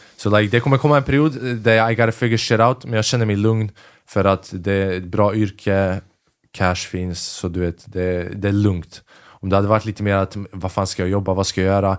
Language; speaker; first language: Swedish; early bilingual, other home language; Albanian